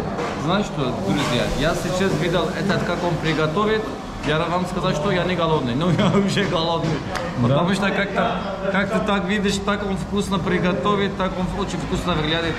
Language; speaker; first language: Russian; non-native, learner; Turkish